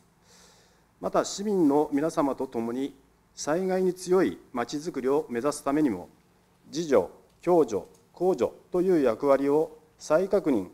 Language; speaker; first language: Japanese; native; Japanese